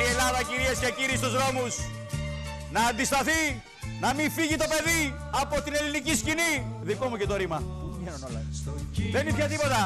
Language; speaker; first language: Greek; native; Greek